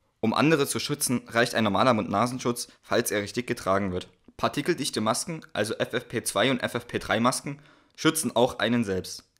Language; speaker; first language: German; native; German